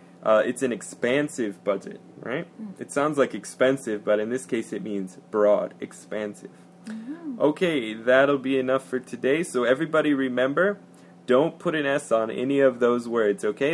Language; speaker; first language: English; native; English